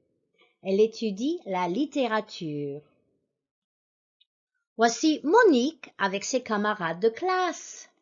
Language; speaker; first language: French; non-native, fluent; English